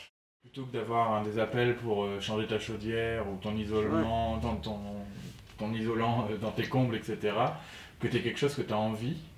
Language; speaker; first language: French; native; French